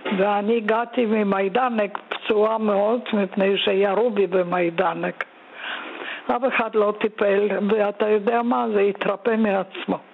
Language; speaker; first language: Hebrew; non-native, fluent; Polish